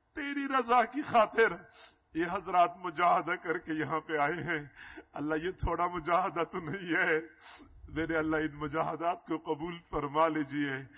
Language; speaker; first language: Urdu; non-native, local second language; Punjabi